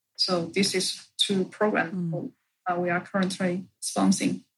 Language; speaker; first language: English; non-native, fluent; Chinese